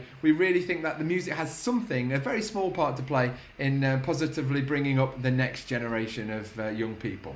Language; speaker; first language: English; native; English